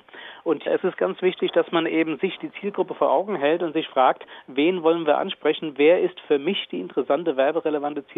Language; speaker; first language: German; native; German